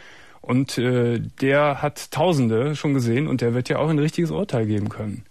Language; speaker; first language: German; native; German